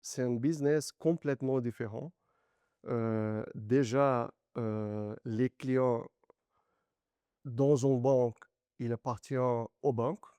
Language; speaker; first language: French; non-native, learner; Portuguese